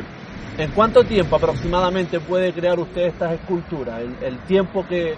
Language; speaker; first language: Spanish; native; Spanish